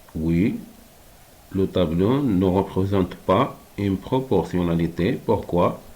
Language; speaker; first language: French; non-native, local second language; Arabic